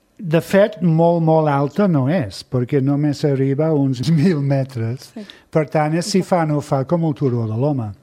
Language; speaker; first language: Catalan; non-native, fluent; English